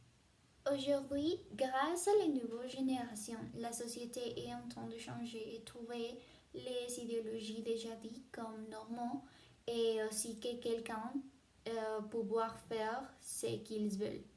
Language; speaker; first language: French; non-native, learner; Spanish